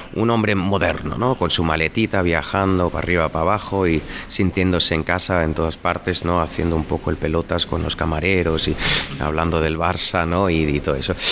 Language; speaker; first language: Spanish; non-native, fluent; German